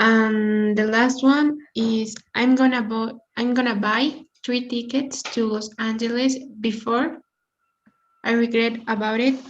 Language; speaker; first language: English; non-native, learner; Spanish